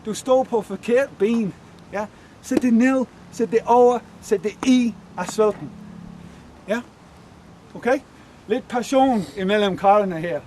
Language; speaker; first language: Danish; non-native, fluent; English